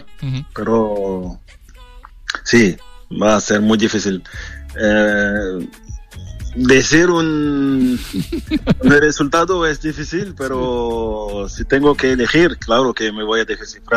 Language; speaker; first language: Spanish; non-native, fluent; French